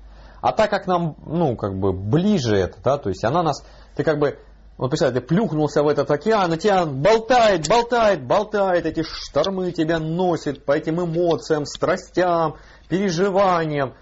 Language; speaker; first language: Russian; native; Russian